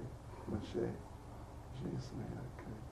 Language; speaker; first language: Russian; non-native, learner; English